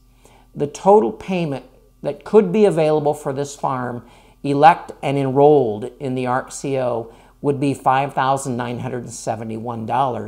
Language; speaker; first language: English; native; English